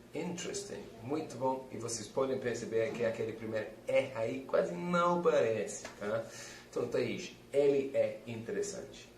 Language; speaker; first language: Portuguese; non-native, fluent; English